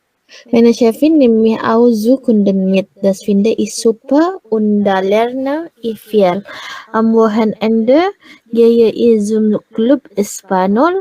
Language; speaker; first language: German; non-native, learner; Indonesian